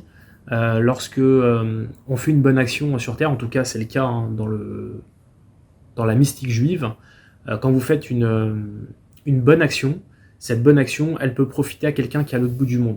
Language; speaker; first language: French; native; French